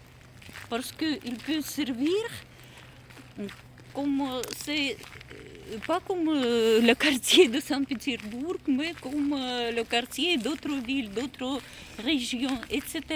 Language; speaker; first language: French; non-native, learner; Russian